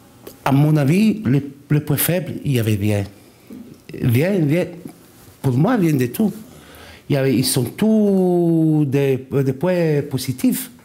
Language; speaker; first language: French; non-native, learner; Italian